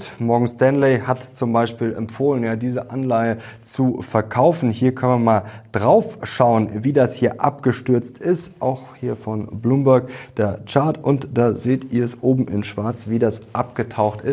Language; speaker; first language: German; native; German